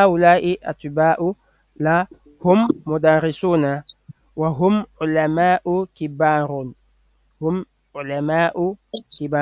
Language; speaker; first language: Arabic; non-native, fluent; French